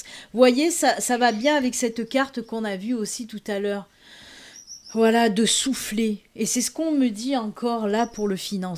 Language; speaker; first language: French; native; French